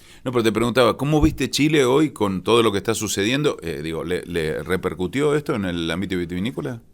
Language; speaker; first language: Spanish; native; Spanish